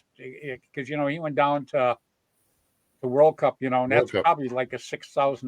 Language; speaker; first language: English; native; English